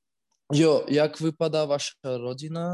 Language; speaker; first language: Czech; non-native, learner; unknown